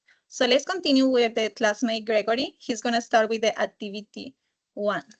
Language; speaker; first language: English; non-native, fluent; Spanish